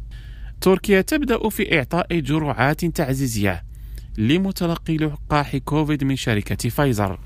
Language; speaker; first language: Arabic; non-native, fluent; Indonesian